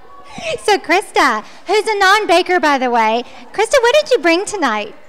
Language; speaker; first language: English; native; English